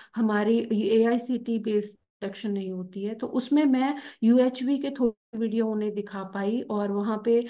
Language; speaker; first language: Hindi; native; Hindi